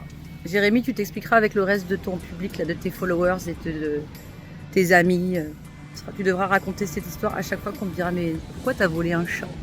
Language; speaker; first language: French; native; French